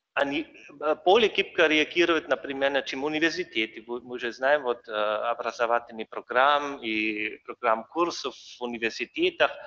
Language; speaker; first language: Russian; non-native, learner; German